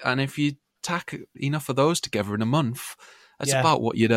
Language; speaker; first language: English; native; English